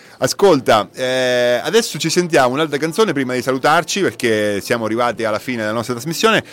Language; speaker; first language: Italian; native; Italian